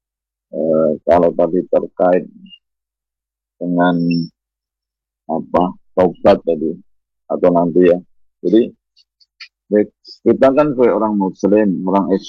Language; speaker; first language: Indonesian; non-native, local second language; Javanese